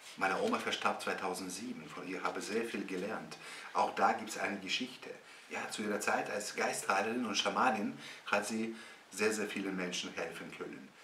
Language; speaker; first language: German; non-native, fluent; Russian